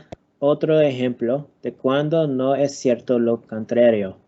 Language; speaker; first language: Spanish; non-native, learner; English